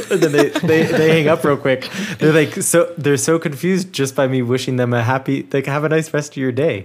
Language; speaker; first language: English; native; English